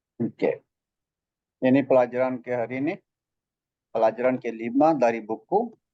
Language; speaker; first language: Malay; non-native, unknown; Arabic